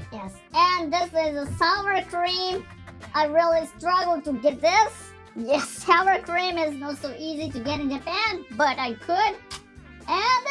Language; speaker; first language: English; non-native, learner; Japanese